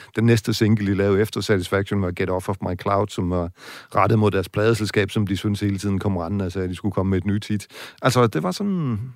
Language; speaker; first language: Danish; native; Danish